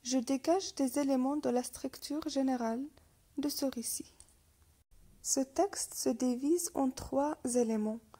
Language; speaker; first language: French; non-native, local second language; Arabic